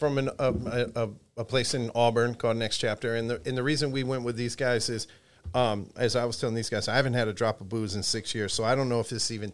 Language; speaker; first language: English; native; English